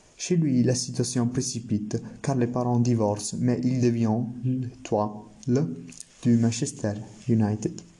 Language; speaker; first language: French; non-native, learner; Italian